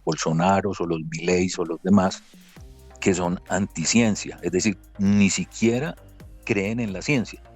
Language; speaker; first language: Spanish; native; Spanish